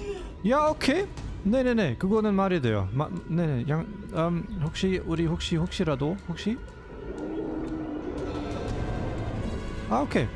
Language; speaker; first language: Korean; non-native, fluent; German